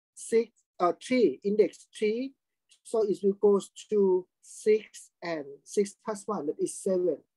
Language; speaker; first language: English; non-native, fluent; Thai